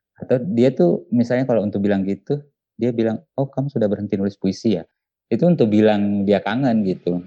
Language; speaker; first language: Indonesian; non-native, local second language; Buginese